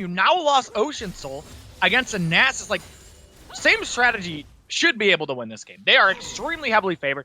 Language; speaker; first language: English; native; English